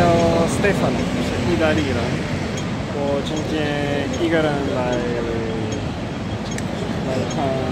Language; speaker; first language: Chinese; non-native, learner; Italian